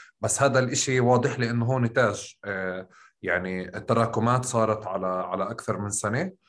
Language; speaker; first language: Arabic; native; Arabic